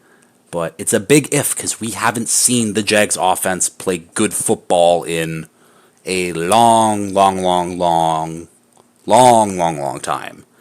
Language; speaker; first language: English; native; English